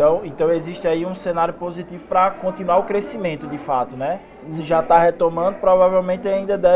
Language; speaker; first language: Portuguese; native; Portuguese